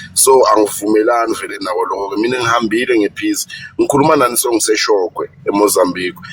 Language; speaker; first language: Zulu; early bilingual, other home language; Tsonga